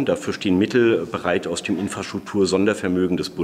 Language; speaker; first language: German; native; German